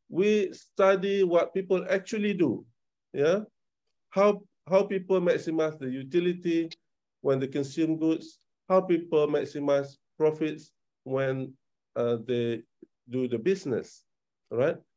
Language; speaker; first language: English; non-native, local second language; Malay